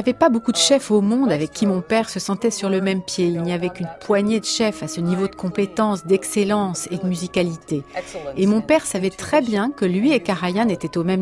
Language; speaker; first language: French; native; French